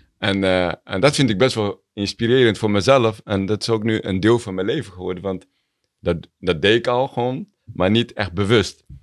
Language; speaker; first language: Dutch; early bilingual, other home language; Tigrinya